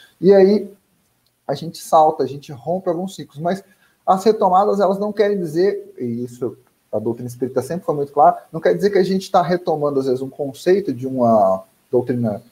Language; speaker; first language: Portuguese; native; Portuguese